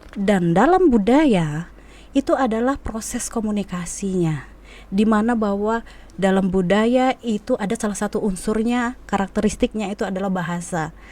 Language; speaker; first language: Indonesian; native; Indonesian